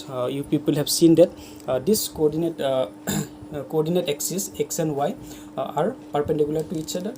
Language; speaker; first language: English; non-native, local second language; Hindi